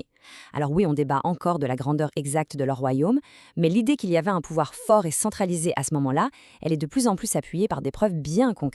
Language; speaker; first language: French; native; French